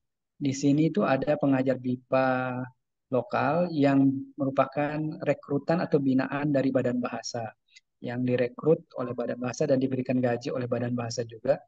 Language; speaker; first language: Indonesian; native; Indonesian